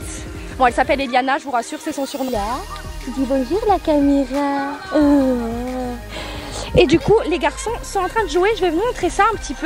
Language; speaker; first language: French; native; French